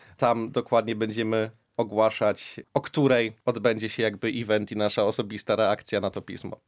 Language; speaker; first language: Polish; early bilingual, heritage; Polish